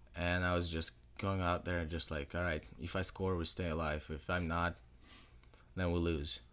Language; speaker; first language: English; non-native, fluent; Russian